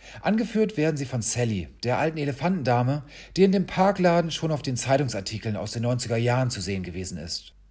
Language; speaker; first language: German; native; German